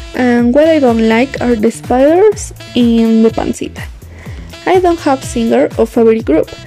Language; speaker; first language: English; non-native, learner; Spanish